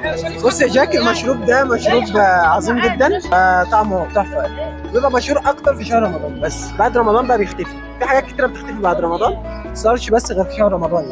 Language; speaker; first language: Arabic; native; Arabic